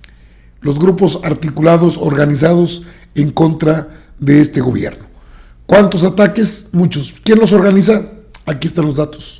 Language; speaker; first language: Spanish; native; Spanish